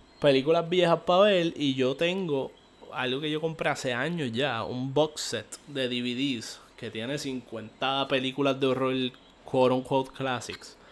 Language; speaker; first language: Spanish; native; Spanish